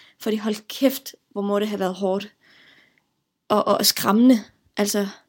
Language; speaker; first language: Danish; early bilingual, other home language; Arabic